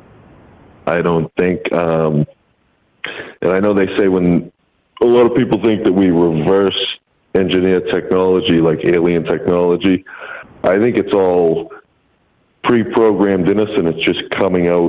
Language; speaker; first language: English; native; English